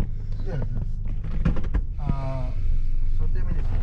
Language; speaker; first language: English; non-native, learner; Hindi